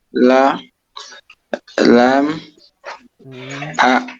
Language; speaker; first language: Arabic; non-native, learner; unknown